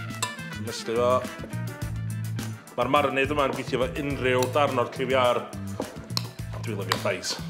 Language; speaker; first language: Welsh; native; Welsh